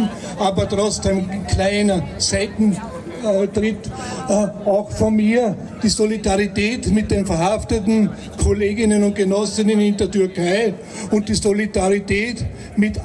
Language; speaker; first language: German; native; German